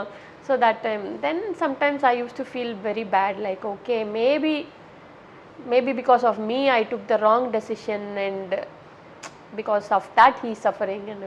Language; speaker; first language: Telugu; non-native, learner; Tamil